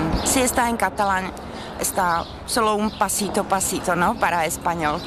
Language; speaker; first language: Spanish; non-native, fluent; Czech